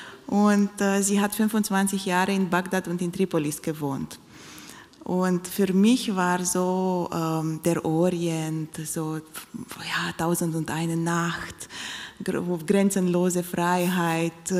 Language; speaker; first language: German; non-native, fluent; Romanian